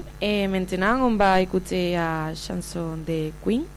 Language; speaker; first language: French; non-native, learner; Spanish